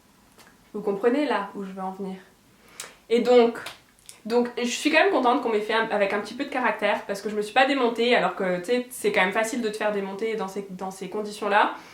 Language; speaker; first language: French; native; French